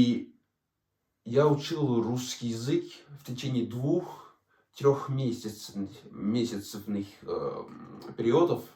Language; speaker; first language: Russian; non-native, fluent; Danish